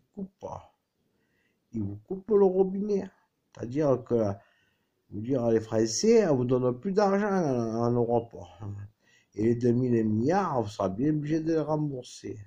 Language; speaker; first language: French; native; French